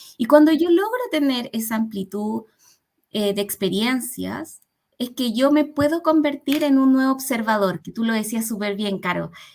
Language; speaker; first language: Spanish; early bilingual, other home language; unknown